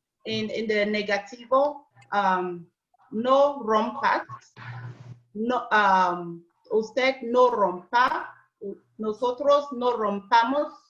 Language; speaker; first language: Spanish; non-native, learner; English